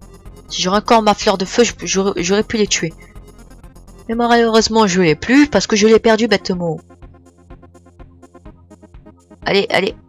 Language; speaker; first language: French; native; French